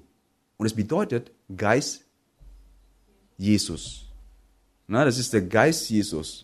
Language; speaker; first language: German; non-native, fluent; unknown